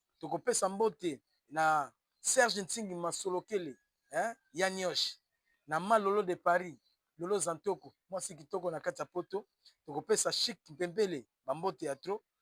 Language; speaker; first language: Lingala; native; Lingala